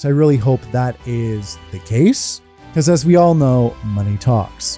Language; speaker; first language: English; native; English